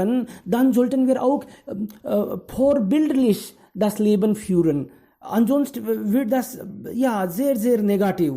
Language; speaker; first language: German; non-native, fluent; Hindi